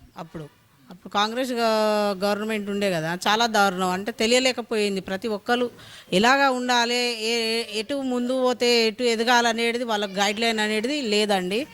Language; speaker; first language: Telugu; native; Telugu